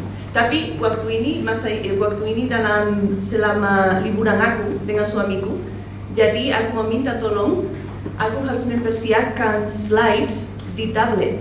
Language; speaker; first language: Indonesian; non-native, fluent; Spanish